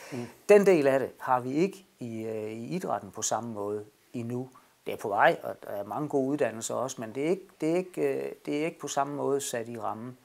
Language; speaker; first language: Danish; native; Danish